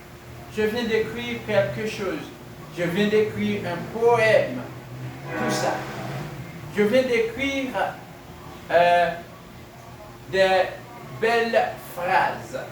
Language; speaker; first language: French; non-native, fluent; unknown